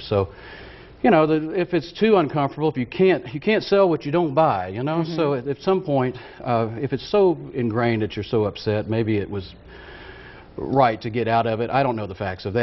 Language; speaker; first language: English; native; English